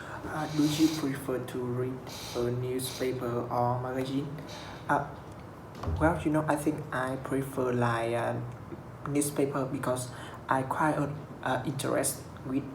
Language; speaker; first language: English; non-native, learner; Vietnamese